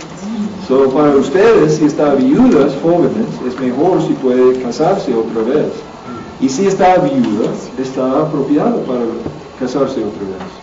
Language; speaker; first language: Spanish; non-native, learner; English